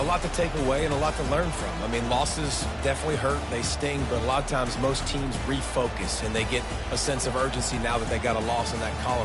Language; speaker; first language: English; native; English